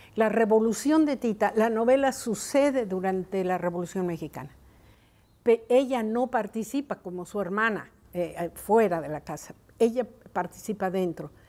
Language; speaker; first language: Spanish; native; Spanish